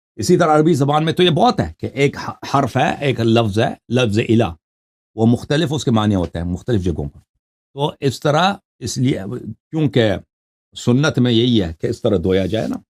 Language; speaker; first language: Urdu; non-native, fluent; Persian